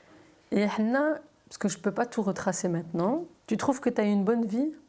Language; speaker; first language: French; native; French